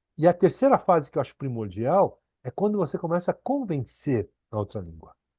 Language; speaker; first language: Portuguese; early bilingual, other home language; Korean